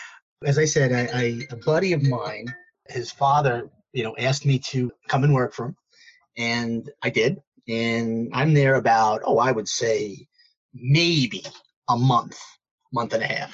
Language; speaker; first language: English; native; English